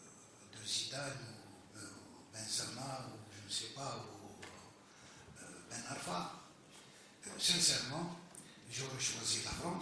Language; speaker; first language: French; early bilingual, other home language; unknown